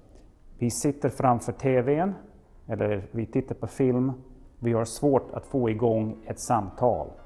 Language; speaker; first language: Swedish; non-native, fluent; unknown